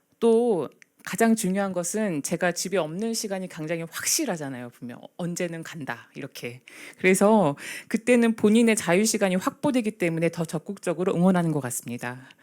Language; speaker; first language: Korean; native; Korean